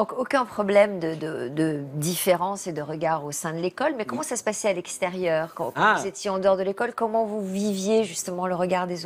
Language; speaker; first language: French; native; French